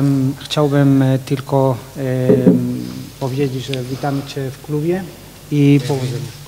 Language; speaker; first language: Polish; non-native, learner; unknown